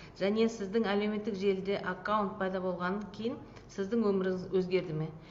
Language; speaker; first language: Kazakh; native; Kazakh